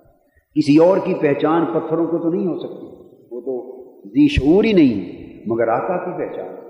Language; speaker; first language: Urdu; native; Urdu